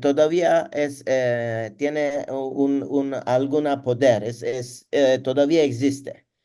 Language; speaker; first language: Spanish; non-native, learner; Turkish